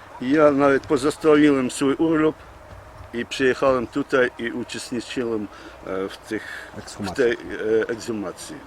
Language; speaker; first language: Polish; early bilingual, heritage; Polish